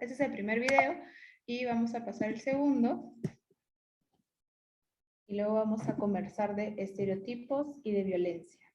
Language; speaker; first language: Spanish; native; Spanish